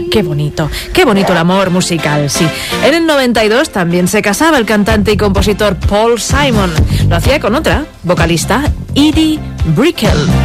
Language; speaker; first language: Spanish; native; Spanish